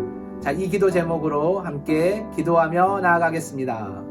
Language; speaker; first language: Korean; native; Korean